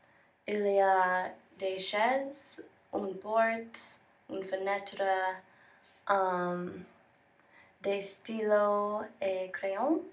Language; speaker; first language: French; non-native, learner; English